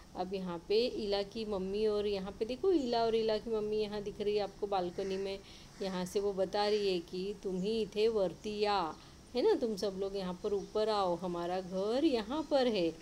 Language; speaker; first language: Hindi; non-native, local second language; Marathi